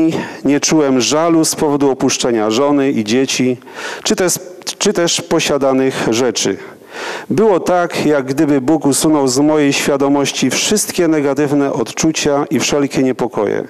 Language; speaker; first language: Polish; native; Polish